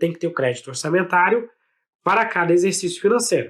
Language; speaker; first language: Portuguese; native; Portuguese